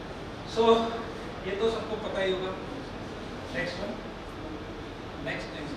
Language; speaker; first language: Hindi; native; Hindi